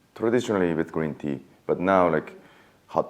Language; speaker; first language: English; non-native, fluent; Japanese